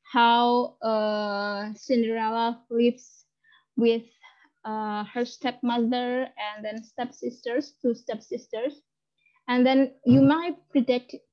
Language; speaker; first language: English; non-native, fluent; Indonesian